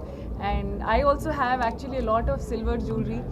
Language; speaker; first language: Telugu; non-native, learner; Hindi